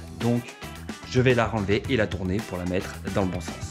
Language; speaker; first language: French; native; French